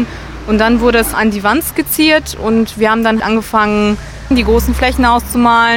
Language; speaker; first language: German; native; German